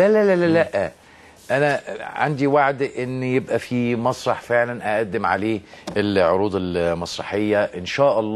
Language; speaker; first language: Arabic; native; Arabic